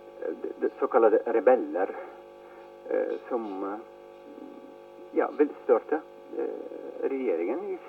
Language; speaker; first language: Swedish; non-native, fluent; Arabic